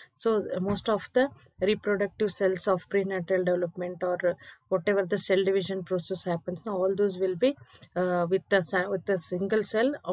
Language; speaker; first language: English; non-native, local second language; Kannada